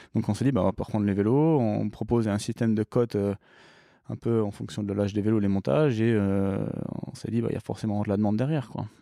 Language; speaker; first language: French; early bilingual, other home language; English